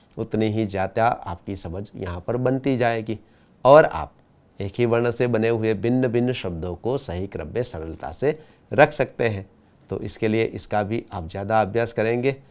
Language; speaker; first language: Hindi; non-native, local second language; Gujarati